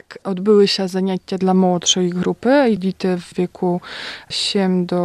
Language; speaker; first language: Polish; non-native, local second language; Ukrainian